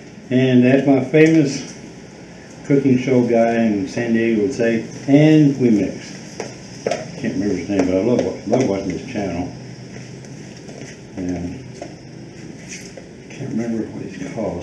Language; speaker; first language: English; native; English